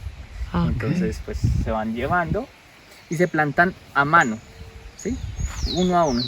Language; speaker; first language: Spanish; native; Spanish